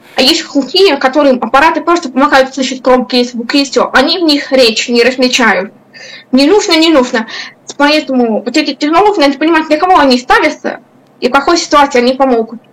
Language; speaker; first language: Russian; non-native, local second language; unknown